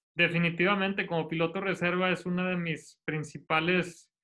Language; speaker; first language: Spanish; native; Spanish